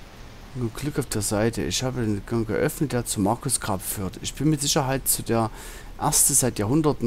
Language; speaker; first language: German; native; German